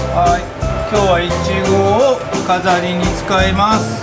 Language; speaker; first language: Japanese; native; Japanese